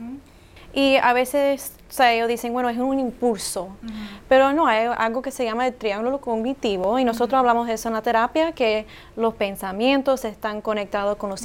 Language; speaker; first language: Spanish; early bilingual, heritage; English